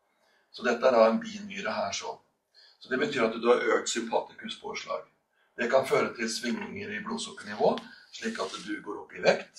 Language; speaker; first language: Norwegian; native; Norwegian